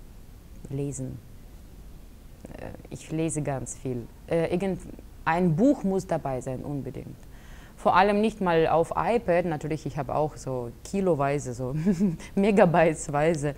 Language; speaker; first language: German; non-native, fluent; Russian